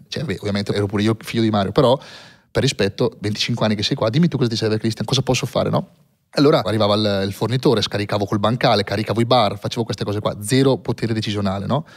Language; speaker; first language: Italian; native; Italian